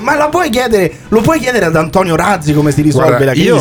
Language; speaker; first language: Italian; native; Italian